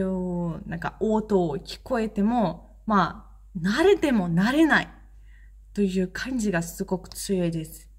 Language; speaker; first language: Japanese; non-native, fluent; Ukrainian